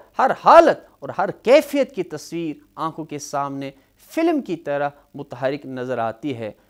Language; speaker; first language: Urdu; non-native, local second language; Kashmiri